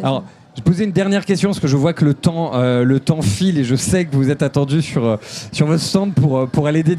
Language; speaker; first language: French; native; French